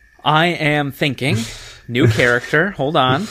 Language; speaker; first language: English; native; English